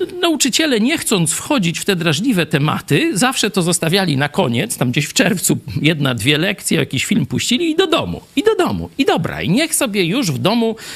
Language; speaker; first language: Polish; native; Polish